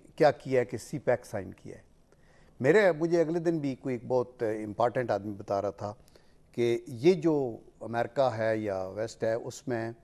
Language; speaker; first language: Urdu; native; Urdu